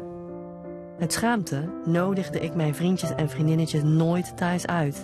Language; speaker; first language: Dutch; early bilingual, other home language; Cantonese